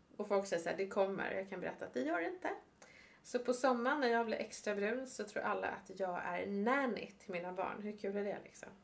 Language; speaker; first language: Swedish; native; Swedish